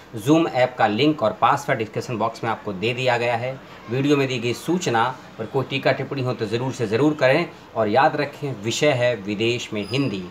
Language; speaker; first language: Hindi; native; Hindi